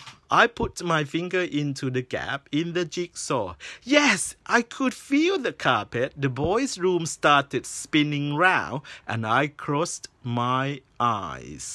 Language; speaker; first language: English; non-native, fluent; Thai